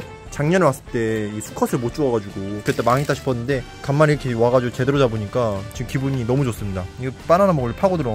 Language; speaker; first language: Korean; native; Korean